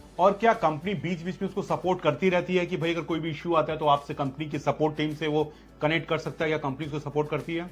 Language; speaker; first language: Hindi; native; Hindi